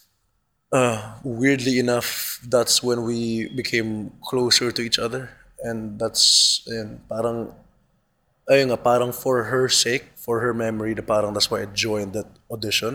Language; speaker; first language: English; non-native, local second language; Cebuano